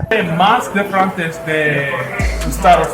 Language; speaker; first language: Spanish; non-native, learner; English